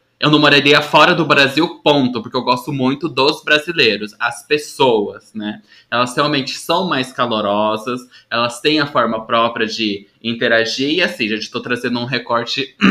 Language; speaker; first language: Portuguese; early bilingual, heritage; Portuguese